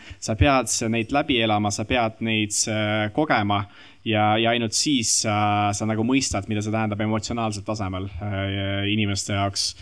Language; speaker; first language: Estonian; non-native, local second language; Russian